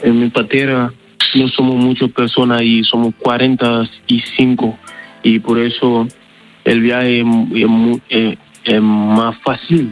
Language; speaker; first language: Spanish; non-native, learner; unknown